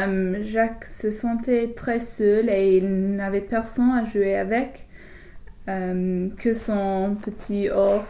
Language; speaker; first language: French; non-native, learner; English